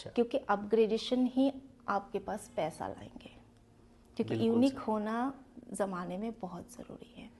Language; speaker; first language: Hindi; non-native, local second language; Assamese